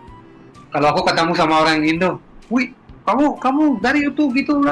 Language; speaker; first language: Indonesian; non-native, fluent; Hebrew